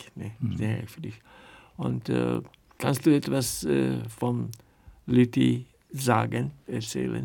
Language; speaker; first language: German; non-native, fluent; Japanese